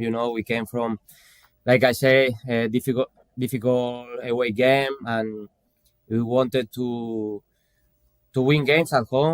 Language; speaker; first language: English; non-native, fluent; Spanish